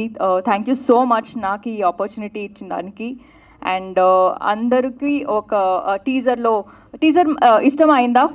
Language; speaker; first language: Telugu; non-native, learner; Kannada